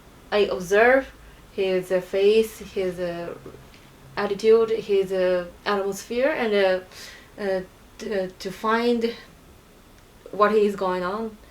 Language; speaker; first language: English; non-native, learner; Japanese